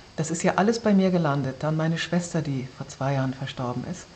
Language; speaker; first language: German; native; German